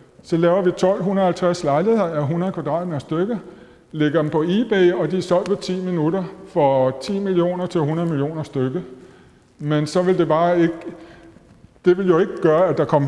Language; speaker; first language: Danish; native; Danish